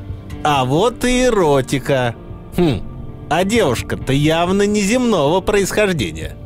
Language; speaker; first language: Russian; native; Russian